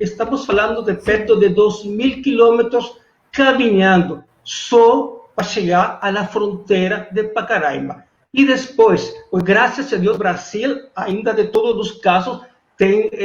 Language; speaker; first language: Portuguese; non-native, fluent; Spanish